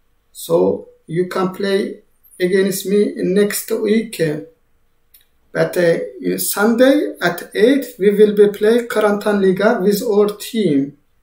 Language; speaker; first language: English; non-native, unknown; Azerbaijani